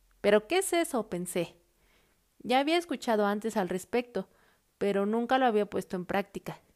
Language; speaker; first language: Spanish; native; Spanish